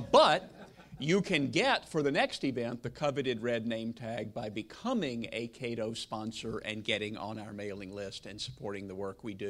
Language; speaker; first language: English; native; English